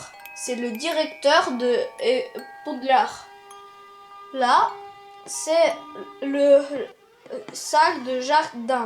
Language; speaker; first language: French; non-native, learner; Russian